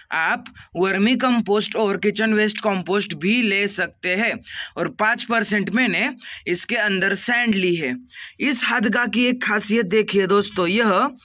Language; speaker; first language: Hindi; non-native, local second language; Marathi